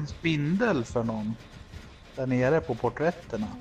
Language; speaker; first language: Swedish; native; Swedish